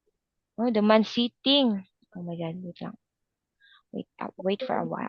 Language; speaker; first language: English; non-native, local second language; Filipino